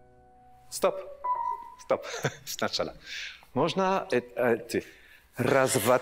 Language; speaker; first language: Russian; non-native, learner; French